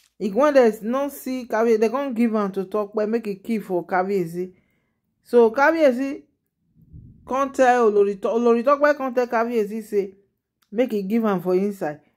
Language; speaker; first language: Nigerian Pidgin; non-native, local second language; Yoruba